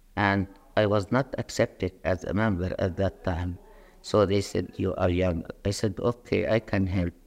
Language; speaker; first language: English; non-native, fluent; Arabic